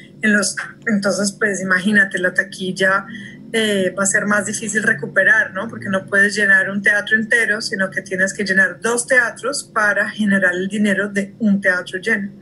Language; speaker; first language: Spanish; early bilingual, heritage; Spanish